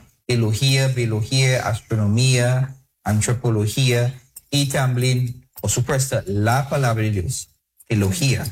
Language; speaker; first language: Spanish; non-native, fluent; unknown